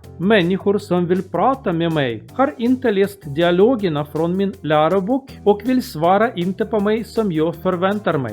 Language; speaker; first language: Swedish; non-native, learner; Russian